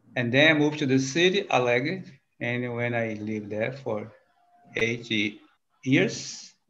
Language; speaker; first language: English; non-native, learner; Portuguese